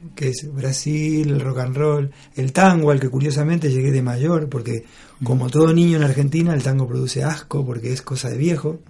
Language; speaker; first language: Spanish; native; Spanish